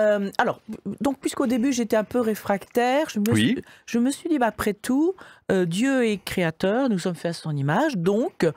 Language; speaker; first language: French; native; French